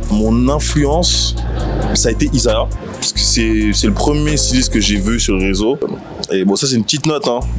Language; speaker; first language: French; native; French